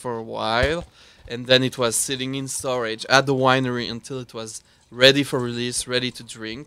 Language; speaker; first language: English; non-native, fluent; French